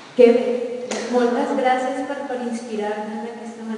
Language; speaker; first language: Catalan; non-native, fluent; Spanish